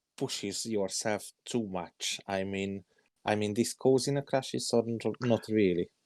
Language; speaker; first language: English; non-native, learner; Hungarian